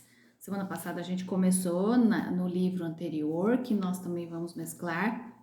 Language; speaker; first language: Portuguese; native; Portuguese